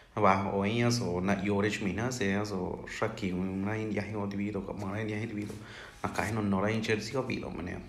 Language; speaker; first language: Spanish; non-native, local second language; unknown